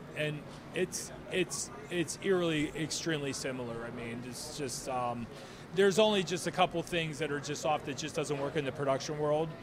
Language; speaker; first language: English; native; English